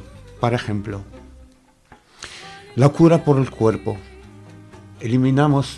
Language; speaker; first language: Spanish; non-native, fluent; Arabic